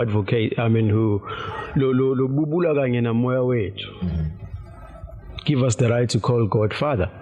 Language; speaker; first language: English; non-native, local second language; Zulu